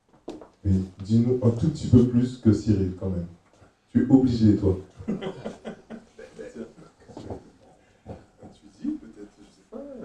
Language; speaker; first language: French; native; French